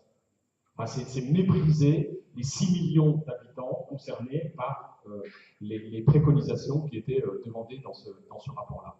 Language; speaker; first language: French; native; French